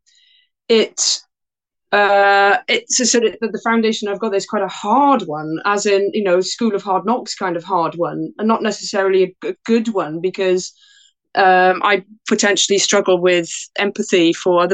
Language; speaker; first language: English; native; English